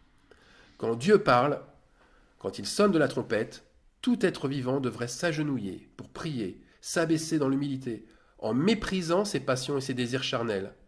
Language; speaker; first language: French; native; French